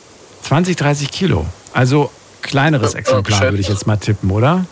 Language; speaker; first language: German; native; German